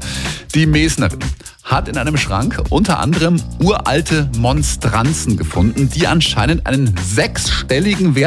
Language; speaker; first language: German; native; German